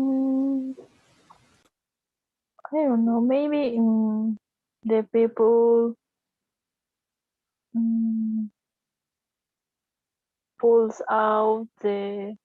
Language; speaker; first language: English; non-native, learner; Spanish